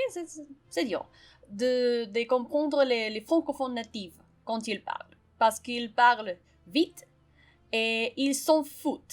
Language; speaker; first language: French; non-native, fluent; Spanish